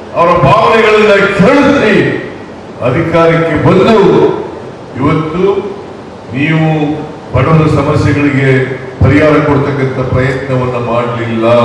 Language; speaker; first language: Kannada; native; Kannada